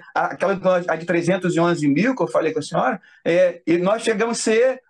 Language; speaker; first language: Portuguese; native; Portuguese